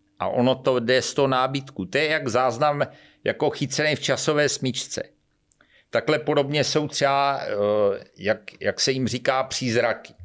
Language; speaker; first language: Czech; native; Czech